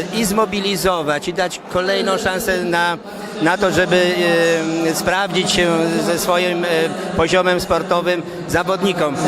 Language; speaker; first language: Polish; native; Polish